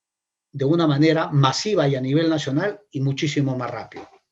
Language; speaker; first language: Spanish; native; Spanish